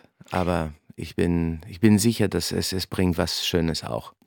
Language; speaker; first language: German; non-native, fluent; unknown